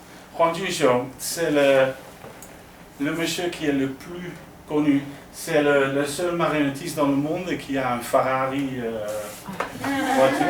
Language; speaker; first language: French; non-native, fluent; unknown